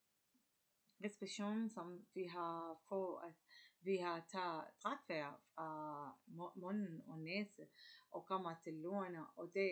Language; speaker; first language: Danish; non-native, learner; Arabic